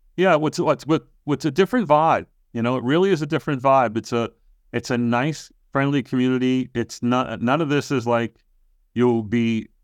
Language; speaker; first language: English; native; English